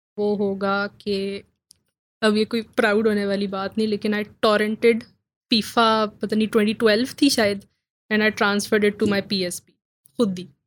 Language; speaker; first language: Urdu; native; Urdu